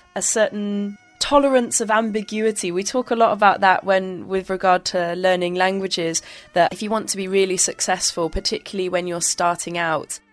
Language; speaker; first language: English; native; English